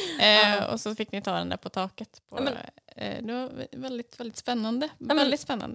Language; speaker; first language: Swedish; native; Swedish